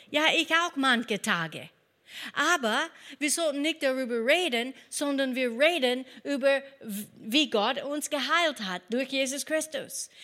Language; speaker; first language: German; non-native, fluent; English